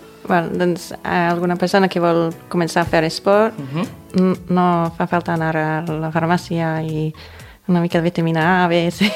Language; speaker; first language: Catalan; non-native, fluent; English